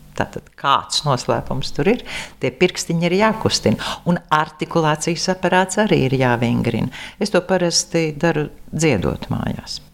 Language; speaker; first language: Latvian; native; Latvian